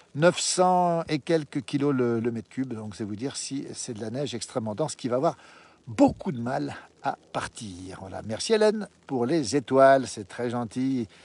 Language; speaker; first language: French; native; French